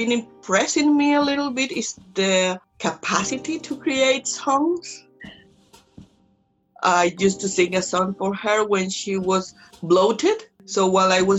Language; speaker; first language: English; non-native, fluent; Spanish